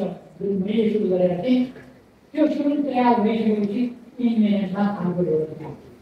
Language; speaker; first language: Nepali; native; Nepali